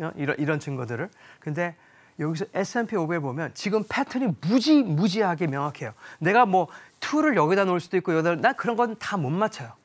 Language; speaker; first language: Korean; early bilingual, heritage; Korean